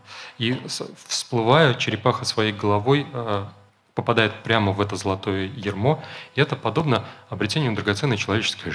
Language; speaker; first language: Russian; native; Russian